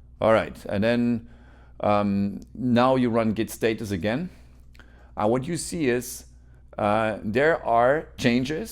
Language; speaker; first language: English; non-native, fluent; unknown